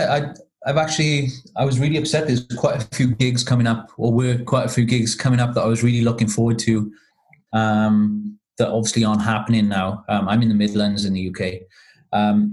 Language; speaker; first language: English; native; English